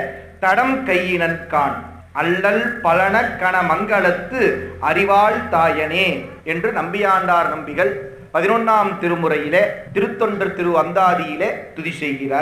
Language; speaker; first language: Tamil; native; Tamil